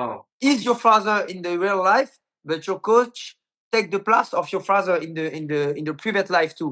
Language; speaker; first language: English; non-native, learner; French